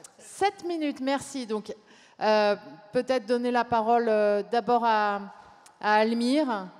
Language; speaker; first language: French; native; French